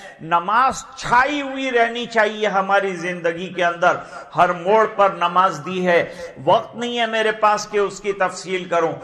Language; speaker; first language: Urdu; non-native, local second language; Gujarati